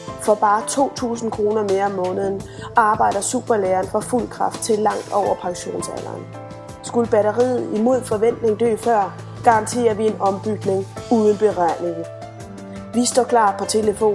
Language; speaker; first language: Danish; native; Danish